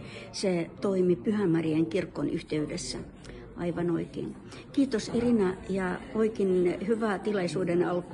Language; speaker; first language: Finnish; non-native, fluent; Russian